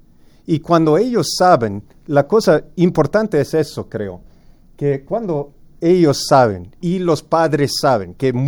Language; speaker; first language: Spanish; non-native, fluent; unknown